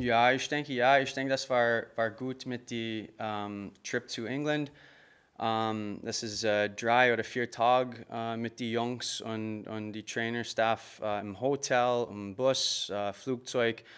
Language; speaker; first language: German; non-native, learner; English